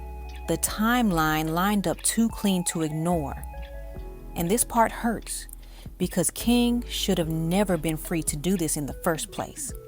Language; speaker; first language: English; native; English